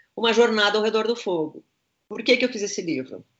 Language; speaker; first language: Portuguese; native; Portuguese